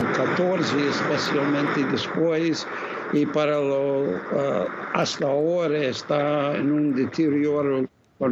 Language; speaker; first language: Spanish; non-native, fluent; English